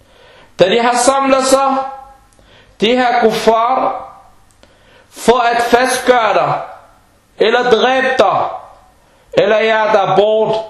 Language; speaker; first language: Danish; non-native, fluent; Arabic